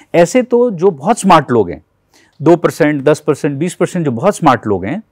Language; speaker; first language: Hindi; native; Hindi